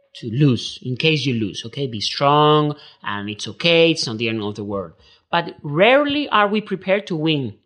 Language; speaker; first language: English; non-native, fluent; Spanish